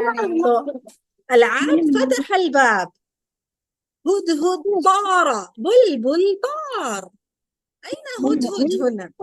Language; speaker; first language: Arabic; non-native, fluent; Urdu